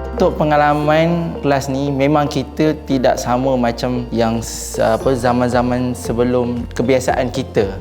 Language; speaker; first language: Malay; native; Malay